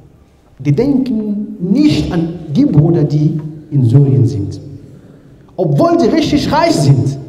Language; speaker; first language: German; non-native, learner; Arabic